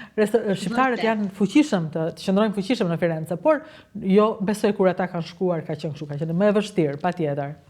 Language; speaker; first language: Albanian; native; Albanian